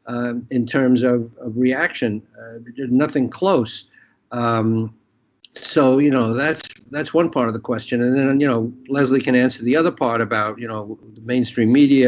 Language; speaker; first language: English; native; English